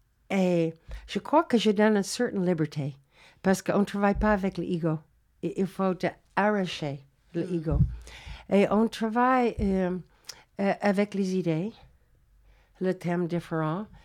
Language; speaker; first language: French; non-native, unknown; English